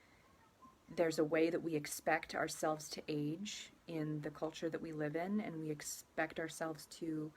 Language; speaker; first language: English; native; English